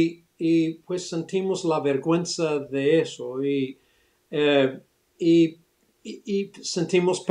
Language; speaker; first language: Spanish; early bilingual, other home language; English